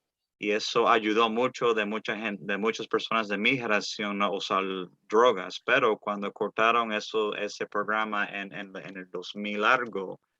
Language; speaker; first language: Spanish; early bilingual, heritage; Spanish